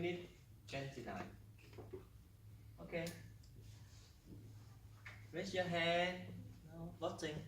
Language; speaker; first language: English; non-native, learner; Vietnamese